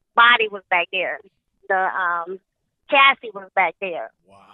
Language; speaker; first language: English; native; English